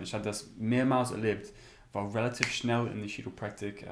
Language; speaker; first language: German; non-native, learner; English